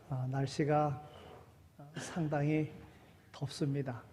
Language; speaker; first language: Korean; native; Korean